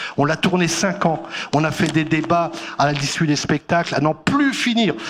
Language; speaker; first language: French; non-native, local second language; Arabic